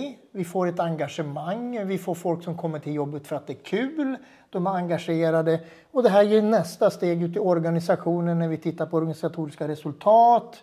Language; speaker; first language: Swedish; native; Swedish